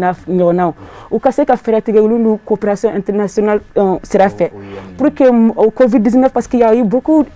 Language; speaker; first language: French; non-native, local second language; Bambara